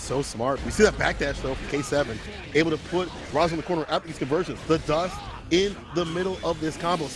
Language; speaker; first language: English; native; English